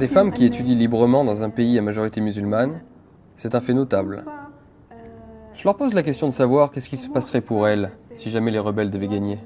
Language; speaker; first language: French; native; French